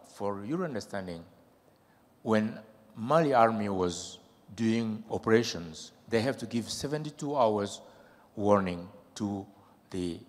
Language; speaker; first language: English; non-native, fluent; French